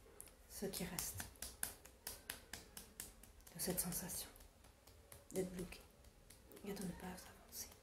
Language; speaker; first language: French; non-native, fluent; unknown